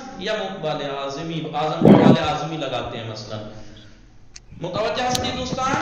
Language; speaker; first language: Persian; non-native, fluent; Urdu